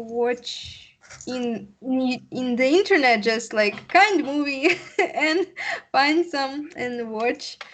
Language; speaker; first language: English; non-native, learner; Russian